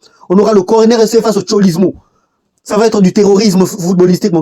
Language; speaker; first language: French; native; French